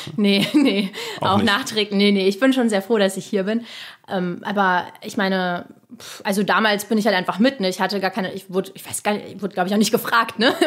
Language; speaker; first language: German; early bilingual, other home language; Russian